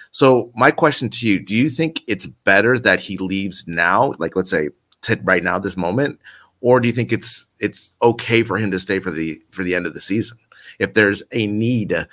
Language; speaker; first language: English; native; English